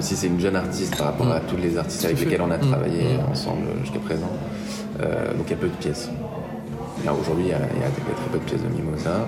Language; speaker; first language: French; native; French